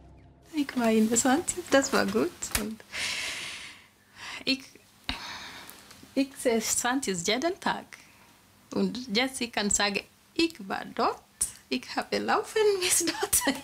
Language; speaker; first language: German; non-native, learner; Swahili